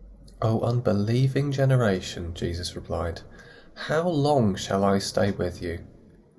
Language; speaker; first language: English; native; English